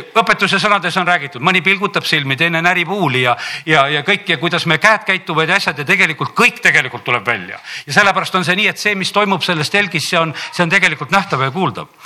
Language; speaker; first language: Estonian; native; Estonian